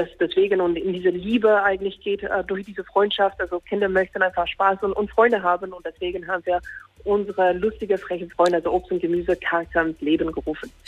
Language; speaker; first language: German; non-native, fluent; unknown